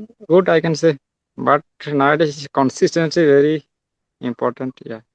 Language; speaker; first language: English; non-native, learner; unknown